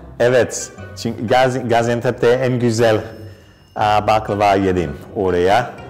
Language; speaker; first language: Turkish; non-native, learner; English